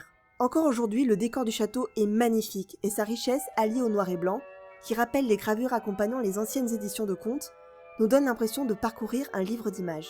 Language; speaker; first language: French; native; French